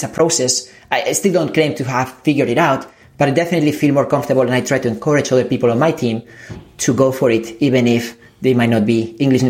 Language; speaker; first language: English; non-native, fluent; Spanish